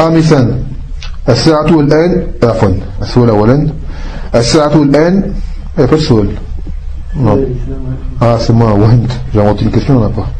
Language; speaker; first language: Arabic; non-native, fluent; French